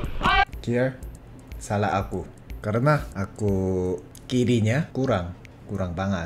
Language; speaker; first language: Indonesian; non-native, fluent; Korean